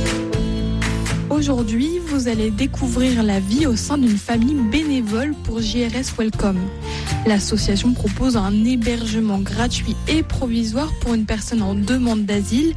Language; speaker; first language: French; native; French